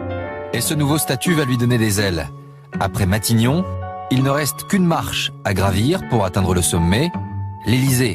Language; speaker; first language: French; native; French